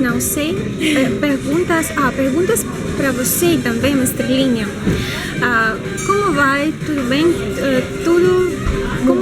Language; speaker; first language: Portuguese; non-native, learner; Russian